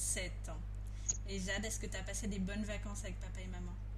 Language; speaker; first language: French; native; French